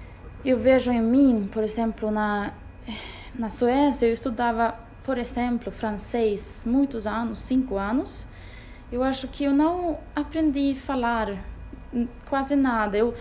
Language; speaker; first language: Portuguese; non-native, fluent; Swedish